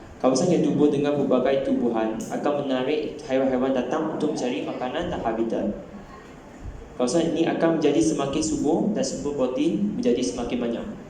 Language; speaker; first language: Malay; non-native, local second language; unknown